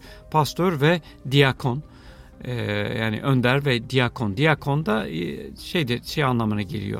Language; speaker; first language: Turkish; non-native, fluent; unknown